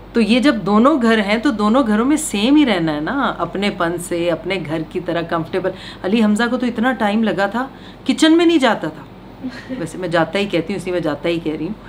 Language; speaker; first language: Urdu; non-native, local second language; Punjabi